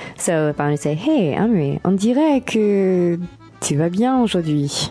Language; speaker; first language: French; non-native, fluent; English